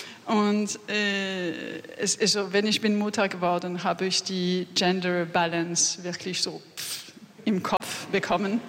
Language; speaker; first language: German; non-native, learner; French